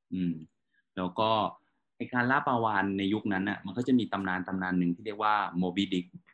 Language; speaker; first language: Thai; native; Thai